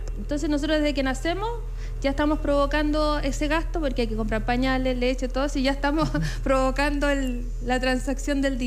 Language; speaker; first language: Spanish; native; Spanish